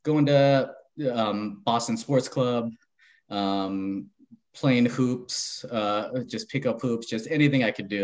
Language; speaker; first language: English; native; English